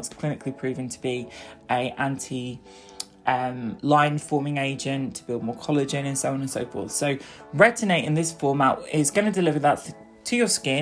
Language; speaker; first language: English; native; English